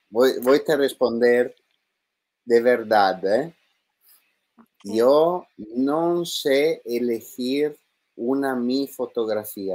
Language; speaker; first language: Spanish; non-native, learner; Italian